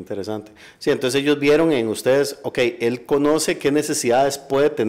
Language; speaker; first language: Spanish; native; Spanish